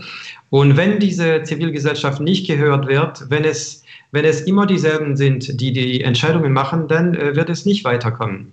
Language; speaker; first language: German; non-native, fluent; French